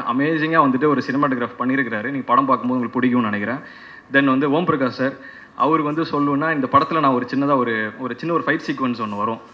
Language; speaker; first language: Tamil; native; Tamil